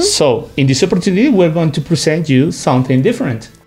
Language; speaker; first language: English; non-native, fluent; Spanish